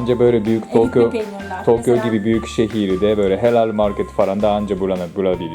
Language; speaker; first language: Turkish; non-native, fluent; Japanese